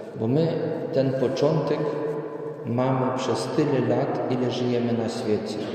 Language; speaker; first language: Polish; non-native, local second language; Ukrainian